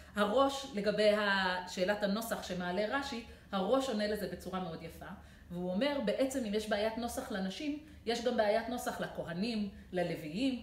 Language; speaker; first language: Hebrew; native; Hebrew